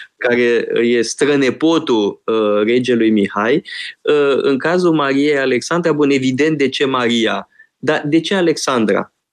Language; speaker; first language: Romanian; native; Romanian